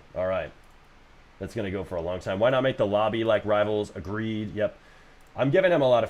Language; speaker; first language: English; native; English